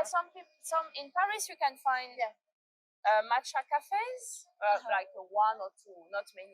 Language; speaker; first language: English; non-native, learner; French